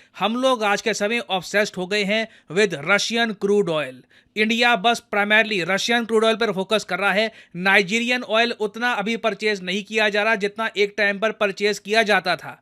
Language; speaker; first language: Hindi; native; Hindi